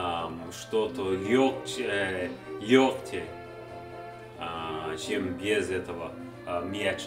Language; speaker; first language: Russian; non-native, learner; English